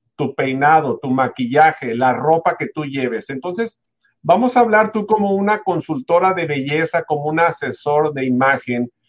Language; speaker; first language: Spanish; native; Spanish